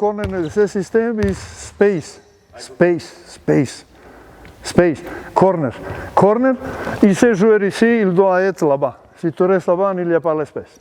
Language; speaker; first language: French; non-native, learner; Serbian